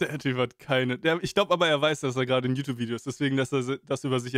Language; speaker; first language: German; native; German